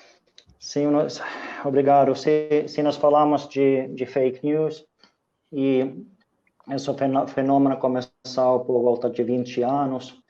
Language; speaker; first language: Portuguese; non-native, fluent; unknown